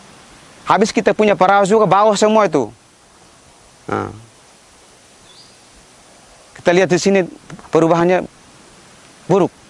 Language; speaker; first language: Indonesian; non-native, local second language; Tetum